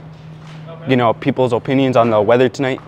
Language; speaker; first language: English; native; English